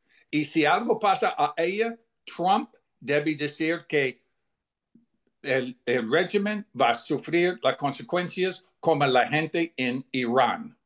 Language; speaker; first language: Spanish; non-native, fluent; English